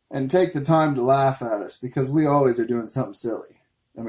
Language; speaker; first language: English; native; English